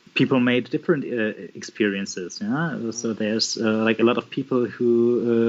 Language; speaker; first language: English; non-native, fluent; German